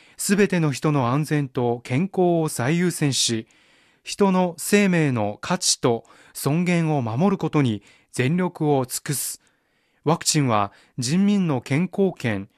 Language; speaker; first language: Japanese; non-native, fluent; Chinese